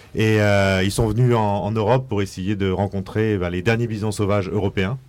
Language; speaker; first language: French; native; French